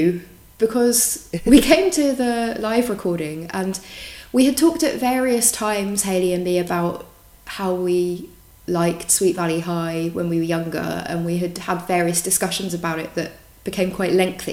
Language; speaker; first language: English; native; English